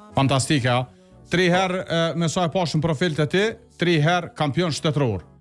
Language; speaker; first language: Albanian; native; Albanian